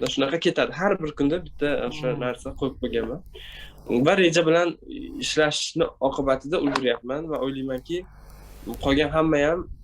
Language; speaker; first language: Uzbek; non-native, local second language; Tajik